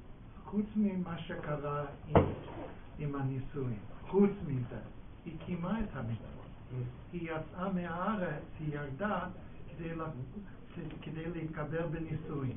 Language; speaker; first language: Hebrew; non-native, fluent; English